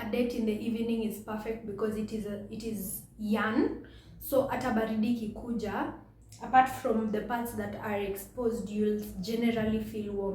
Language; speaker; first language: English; non-native, local second language; Swahili